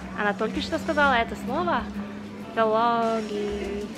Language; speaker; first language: Russian; non-native, learner; English